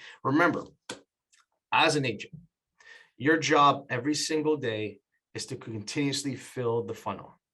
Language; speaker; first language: English; native; English